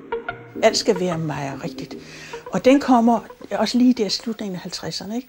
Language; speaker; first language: Danish; native; Danish